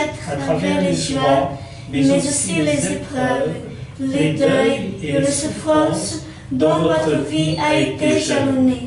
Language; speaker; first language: French; native; French